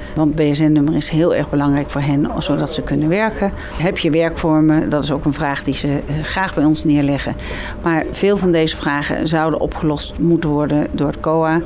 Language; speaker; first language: Dutch; native; Dutch